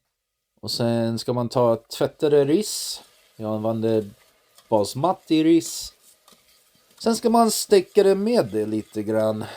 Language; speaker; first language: Swedish; non-native, learner; English